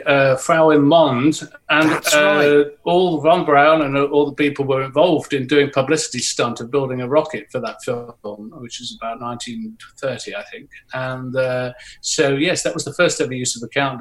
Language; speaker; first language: English; native; English